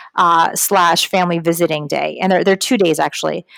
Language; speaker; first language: English; native; English